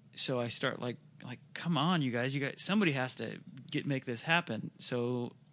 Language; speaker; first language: English; native; English